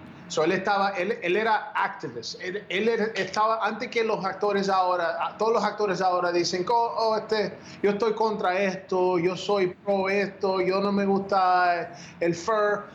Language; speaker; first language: Spanish; early bilingual, heritage; Spanish